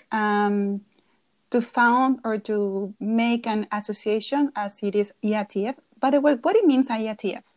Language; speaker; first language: English; non-native, fluent; Spanish